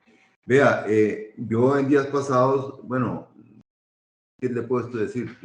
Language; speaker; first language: Spanish; native; Spanish